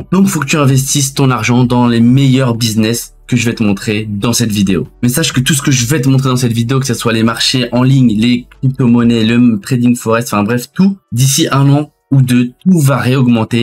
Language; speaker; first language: French; native; French